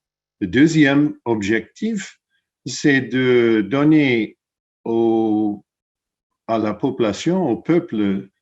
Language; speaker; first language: French; non-native, fluent; English